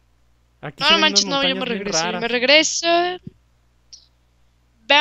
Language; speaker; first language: Spanish; native; Spanish